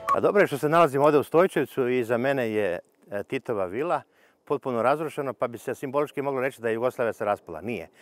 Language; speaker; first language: Bosnian; native; Bosnian